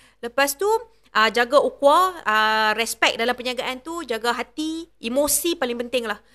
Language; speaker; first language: Malay; native; Malay